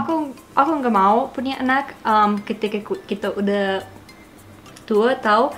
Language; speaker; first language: Indonesian; non-native, learner; English